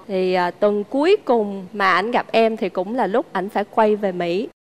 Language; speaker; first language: Vietnamese; native; Vietnamese